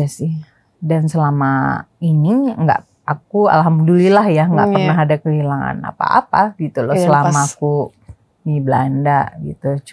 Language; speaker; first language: Indonesian; native; Indonesian